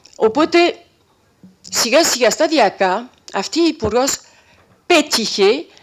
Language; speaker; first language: Greek; non-native, fluent; French